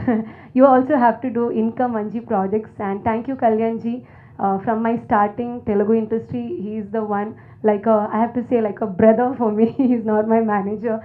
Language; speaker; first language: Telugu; non-native, learner; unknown